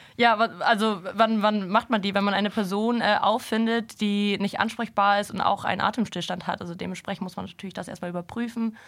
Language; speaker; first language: German; native; German